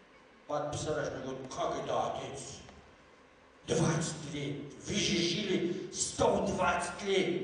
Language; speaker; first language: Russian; non-native, local second language; Tajik